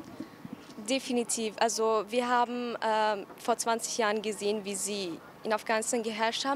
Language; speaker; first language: German; early bilingual, other home language; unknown